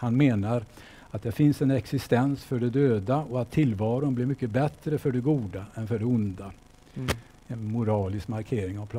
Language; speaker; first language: Swedish; native; Swedish